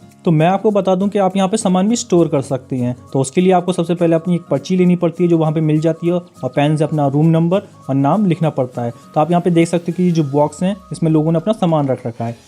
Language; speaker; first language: Hindi; native; Hindi